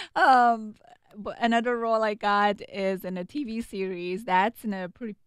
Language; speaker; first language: English; non-native, fluent; Persian